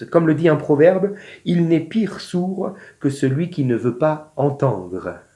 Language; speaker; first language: French; native; French